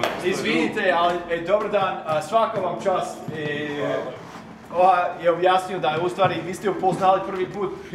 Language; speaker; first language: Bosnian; non-native, learner; English